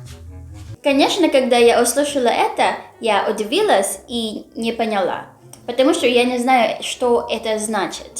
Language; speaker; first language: Russian; non-native, learner; Filipino